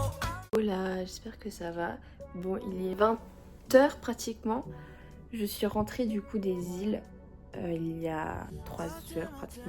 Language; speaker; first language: French; native; French